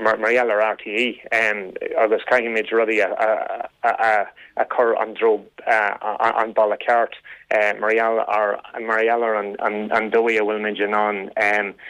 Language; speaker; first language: Irish; non-native, local second language; English